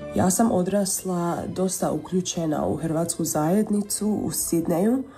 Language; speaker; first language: Croatian; early bilingual, heritage; Croatian